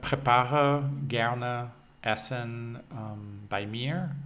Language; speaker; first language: German; non-native, learner; English